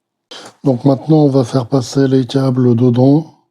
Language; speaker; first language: French; native; French